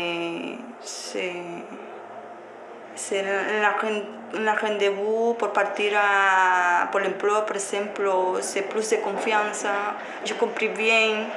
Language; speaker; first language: French; non-native, learner; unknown